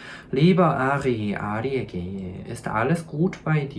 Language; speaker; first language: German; non-native, fluent; Korean